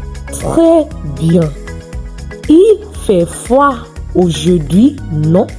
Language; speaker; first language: French; non-native, fluent; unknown